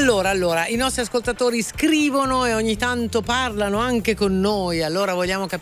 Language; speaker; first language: Italian; native; Italian